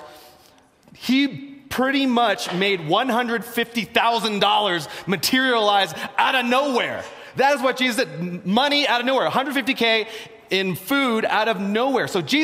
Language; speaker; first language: English; native; English